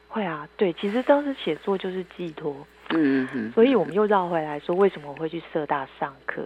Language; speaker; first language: Chinese; native; Chinese